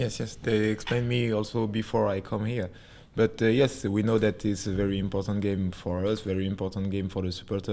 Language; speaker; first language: English; non-native, learner; French